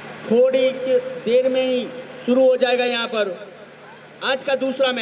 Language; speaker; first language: Hindi; non-native, local second language; Gujarati